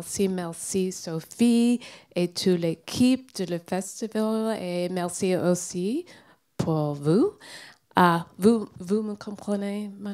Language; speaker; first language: French; non-native, learner; English